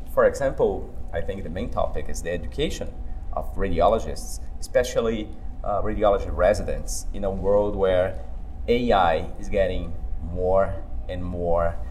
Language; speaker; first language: English; non-native, fluent; Portuguese